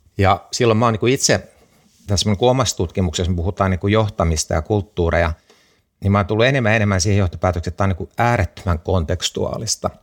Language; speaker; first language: Finnish; native; Finnish